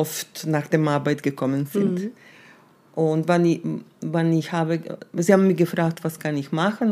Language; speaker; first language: German; non-native, fluent; Serbian